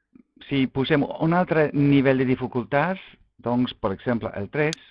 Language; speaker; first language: Catalan; non-native, local second language; Spanish